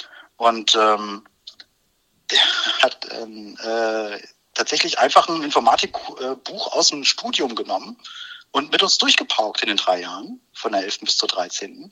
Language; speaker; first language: German; native; German